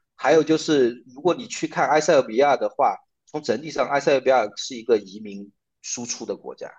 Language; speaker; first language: Chinese; native; Chinese